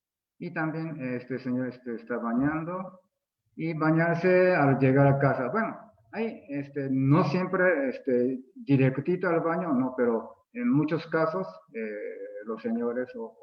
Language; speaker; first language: Spanish; non-native, fluent; Japanese